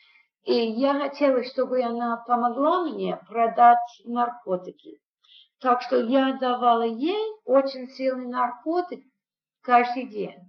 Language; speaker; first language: Russian; non-native, fluent; English